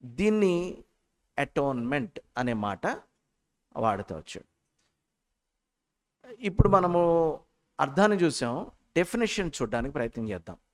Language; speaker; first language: Telugu; native; Telugu